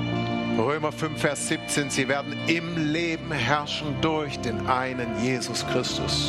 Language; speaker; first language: German; native; German